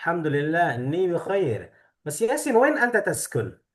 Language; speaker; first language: Arabic; non-native, fluent; Indonesian